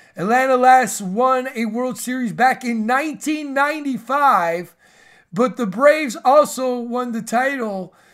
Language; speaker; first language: English; native; English